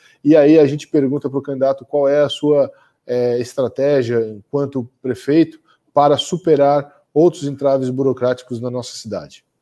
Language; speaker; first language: Portuguese; native; Portuguese